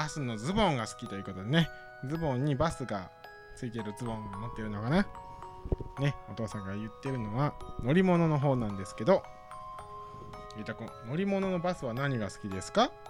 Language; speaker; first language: Japanese; native; Japanese